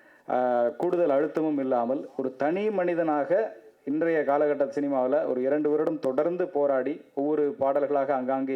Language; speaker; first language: Tamil; native; Tamil